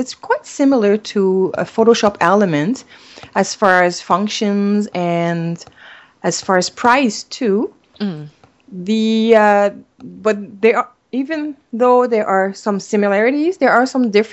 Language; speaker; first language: English; non-native, fluent; French